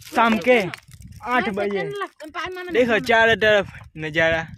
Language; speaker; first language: Hindi; non-native, local second language; Gujarati